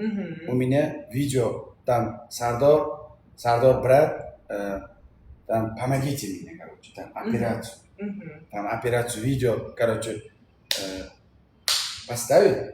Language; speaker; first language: Russian; non-native, learner; Uzbek